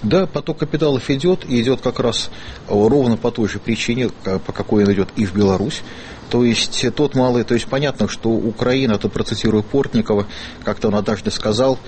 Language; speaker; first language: Russian; native; Russian